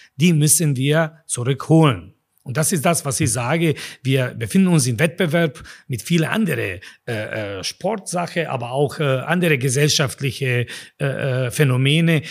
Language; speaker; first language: German; non-native, fluent; Serbian